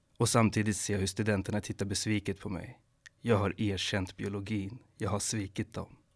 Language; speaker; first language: Swedish; native; Swedish